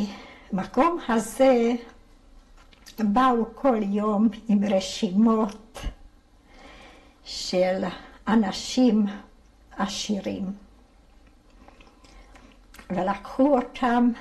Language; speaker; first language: Hebrew; non-native, fluent; Hungarian